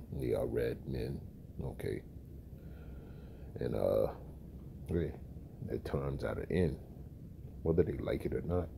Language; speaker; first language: English; native; English